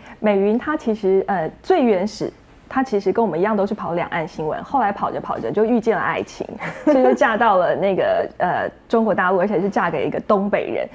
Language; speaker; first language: Chinese; native; Chinese